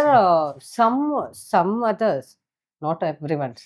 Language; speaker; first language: English; non-native, local second language; Malayalam